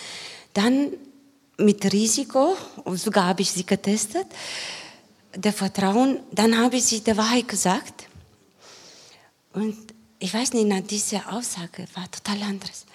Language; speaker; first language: German; non-native, learner; Romanian